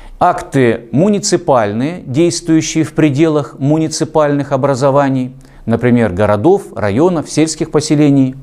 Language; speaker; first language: Russian; native; Russian